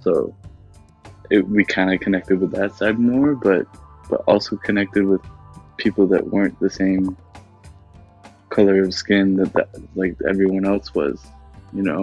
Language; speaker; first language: English; native; English